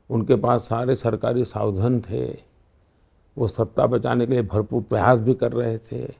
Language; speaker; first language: Hindi; non-native, local second language; Gujarati